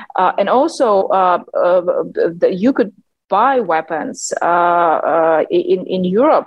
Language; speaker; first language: English; non-native, fluent; Ukrainian